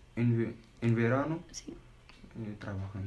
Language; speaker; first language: Spanish; non-native, learner; Arabic